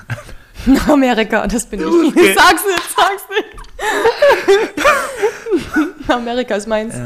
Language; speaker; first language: German; native; German